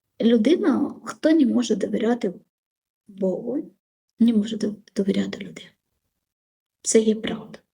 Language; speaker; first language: Ukrainian; non-native, learner; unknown